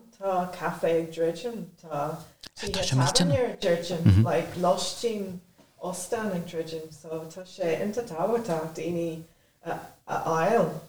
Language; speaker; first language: Irish; non-native, local second language; English